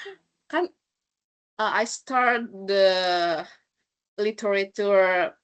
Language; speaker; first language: English; non-native, learner; Indonesian